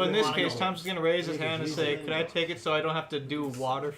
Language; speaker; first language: English; native; English